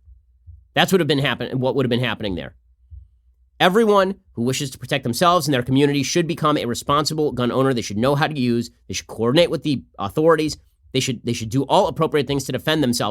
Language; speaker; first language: English; native; English